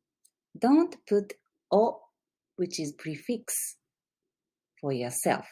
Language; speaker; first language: English; non-native, learner; Japanese